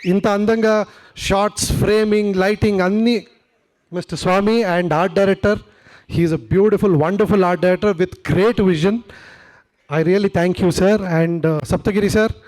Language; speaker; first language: Telugu; non-native, learner; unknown